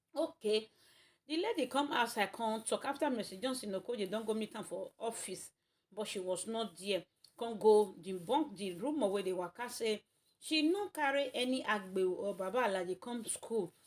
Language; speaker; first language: Nigerian Pidgin; native; Nigerian Pidgin